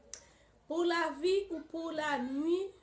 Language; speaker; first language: French; non-native, learner; Haitian Creole